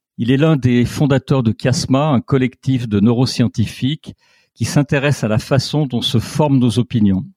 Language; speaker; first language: French; native; French